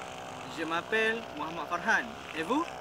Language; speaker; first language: French; non-native, learner; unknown